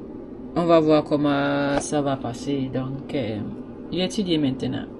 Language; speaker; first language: French; non-native, learner; English